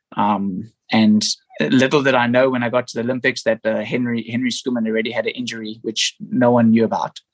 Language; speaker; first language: English; native; English